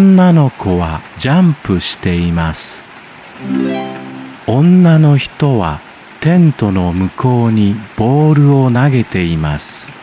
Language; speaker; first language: Japanese; non-native, learner; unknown